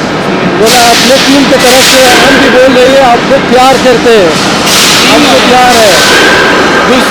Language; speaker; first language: Hindi; non-native, fluent; Persian